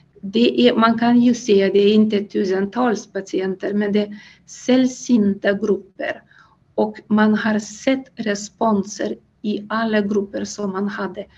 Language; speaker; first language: Swedish; non-native, fluent; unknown